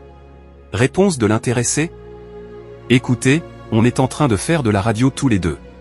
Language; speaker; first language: French; native; French